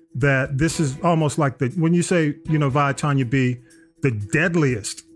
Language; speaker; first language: English; native; English